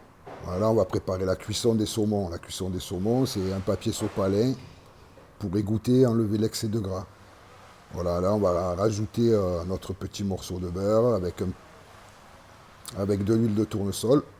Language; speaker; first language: French; native; French